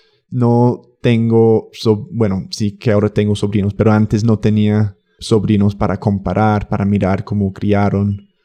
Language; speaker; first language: Spanish; non-native, fluent; English